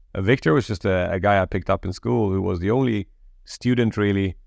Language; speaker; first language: English; early bilingual, other home language; Polish